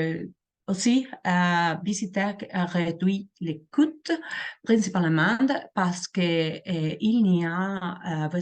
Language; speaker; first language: French; non-native, learner; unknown